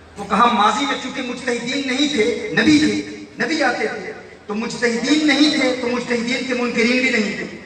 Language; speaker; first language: Urdu; early bilingual, heritage; Urdu